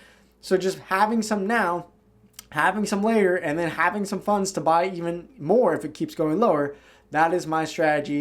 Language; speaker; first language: English; native; English